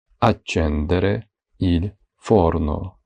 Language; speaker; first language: Italian; non-native, fluent; Ukrainian